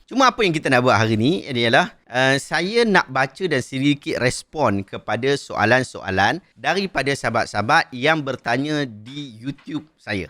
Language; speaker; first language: Malay; native; Malay